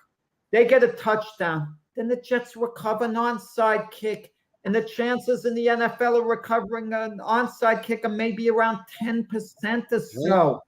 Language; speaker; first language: English; native; English